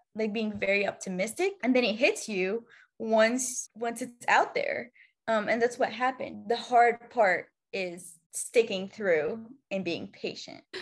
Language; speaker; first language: English; non-native, fluent; Arabic